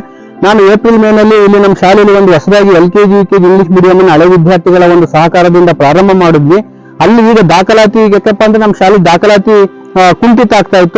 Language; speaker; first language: Kannada; native; Kannada